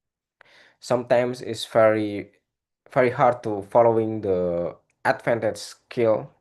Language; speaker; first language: English; non-native, learner; Indonesian